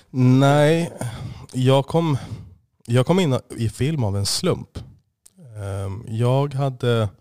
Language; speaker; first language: Swedish; native; Swedish